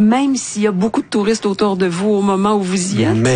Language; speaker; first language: French; native; French